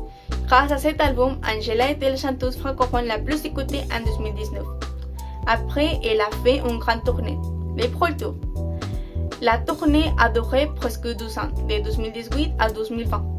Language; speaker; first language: French; non-native, learner; Spanish